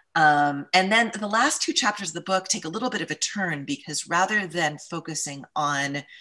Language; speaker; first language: English; native; English